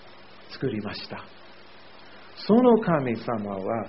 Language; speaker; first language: Japanese; non-native, fluent; English